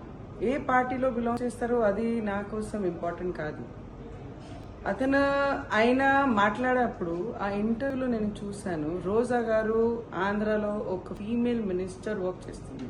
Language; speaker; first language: Telugu; non-native, local second language; Hindi